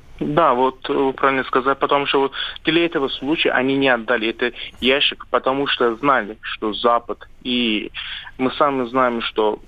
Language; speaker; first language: Russian; non-native, learner; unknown